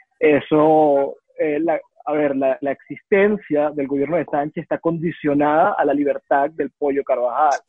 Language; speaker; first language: Spanish; native; Spanish